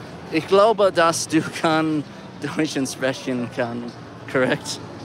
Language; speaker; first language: German; non-native, learner; English